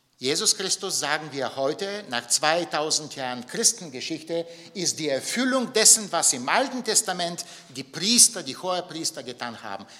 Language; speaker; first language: German; non-native, fluent; Bulgarian